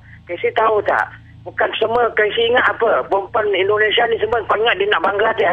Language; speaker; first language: Malay; native; Malay